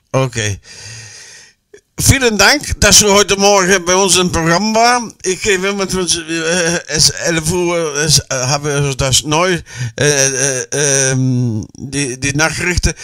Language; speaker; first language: German; non-native, learner; Dutch